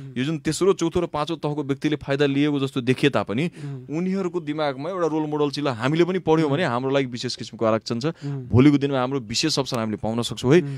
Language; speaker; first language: Nepali; non-native, local second language; Maithili